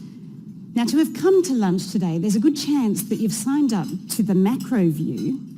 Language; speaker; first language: English; native; English